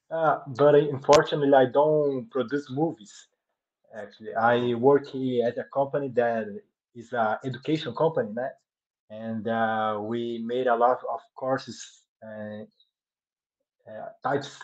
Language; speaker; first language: English; non-native, learner; Portuguese